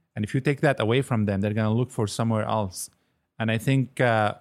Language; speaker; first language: English; non-native, fluent; Arabic